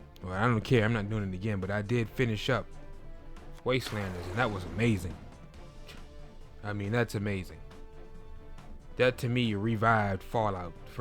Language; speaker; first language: English; native; English